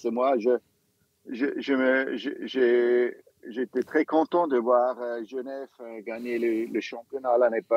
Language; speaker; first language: French; non-native, local second language; German